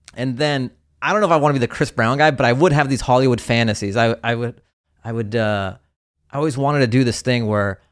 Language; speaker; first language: English; native; English